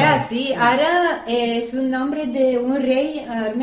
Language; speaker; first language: Spanish; non-native, fluent; Armenian